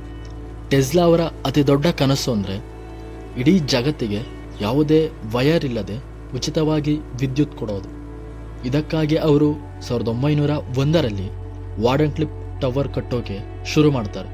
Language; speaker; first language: Kannada; native; Kannada